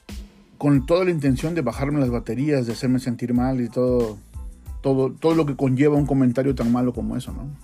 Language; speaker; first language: Spanish; native; Spanish